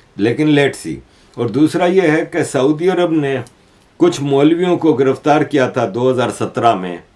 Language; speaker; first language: Urdu; native; Urdu